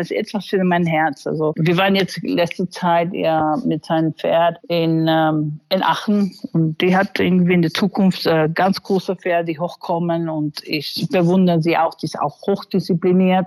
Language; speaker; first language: German; non-native, fluent; English